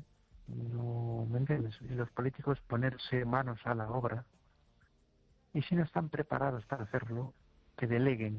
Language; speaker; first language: Spanish; native; Spanish